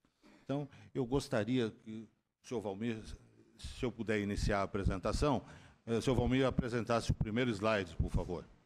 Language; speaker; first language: Portuguese; native; Portuguese